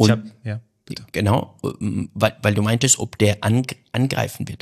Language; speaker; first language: German; non-native, fluent; Persian